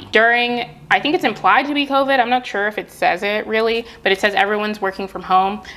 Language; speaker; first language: English; native; English